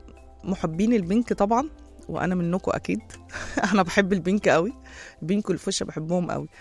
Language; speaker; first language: Arabic; native; Arabic